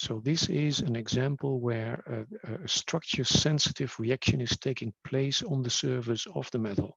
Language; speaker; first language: English; non-native, fluent; Dutch